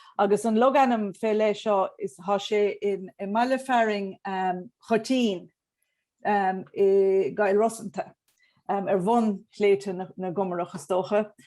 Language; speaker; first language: Irish; native; Irish